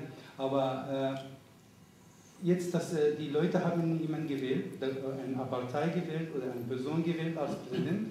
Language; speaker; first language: German; non-native, fluent; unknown